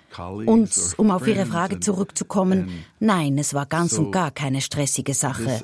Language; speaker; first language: German; native; German